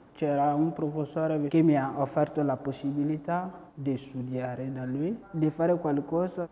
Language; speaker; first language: Italian; non-native, fluent; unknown